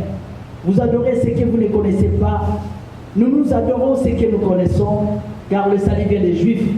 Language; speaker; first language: French; non-native, local second language; Lingala